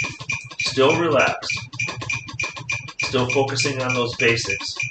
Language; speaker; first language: English; native; English